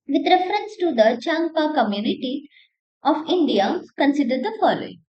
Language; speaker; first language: English; non-native, local second language; Kannada